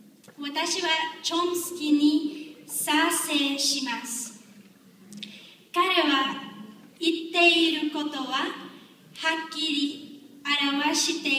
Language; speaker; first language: Japanese; non-native, learner; Spanish